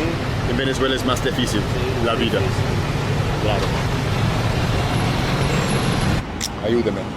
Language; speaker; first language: Spanish; non-native, learner; English